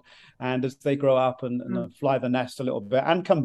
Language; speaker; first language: English; native; English